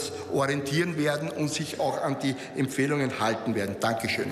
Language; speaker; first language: German; native; German